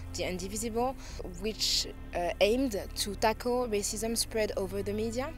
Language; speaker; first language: English; non-native, fluent; French